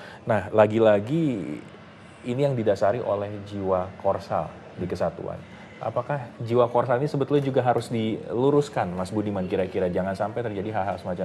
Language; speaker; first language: Indonesian; native; Indonesian